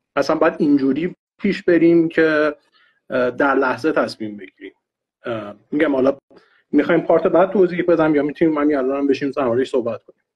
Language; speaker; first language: Persian; native; Persian